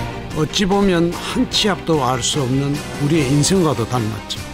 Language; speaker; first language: Korean; native; Korean